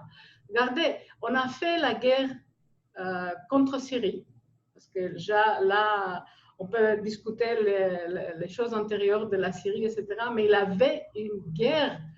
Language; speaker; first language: French; non-native, fluent; Greek